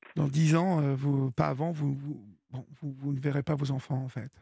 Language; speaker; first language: French; native; French